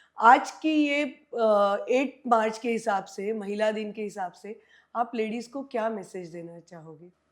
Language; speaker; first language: Hindi; non-native, local second language; Marathi